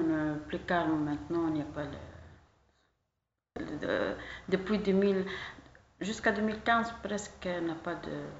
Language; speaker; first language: French; non-native, learner; Arabic